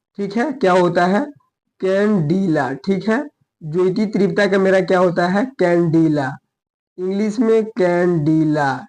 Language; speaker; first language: Hindi; native; Hindi